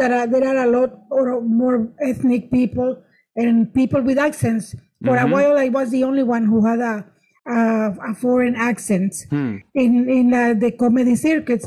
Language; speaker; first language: English; non-native, fluent; Spanish